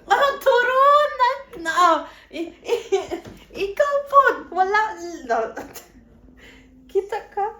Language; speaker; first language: Cebuano; early bilingual, heritage; Cebuano